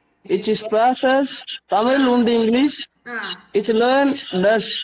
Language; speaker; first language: German; non-native, learner; Tamil